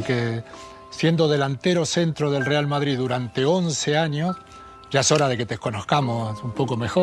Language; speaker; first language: Spanish; native; Spanish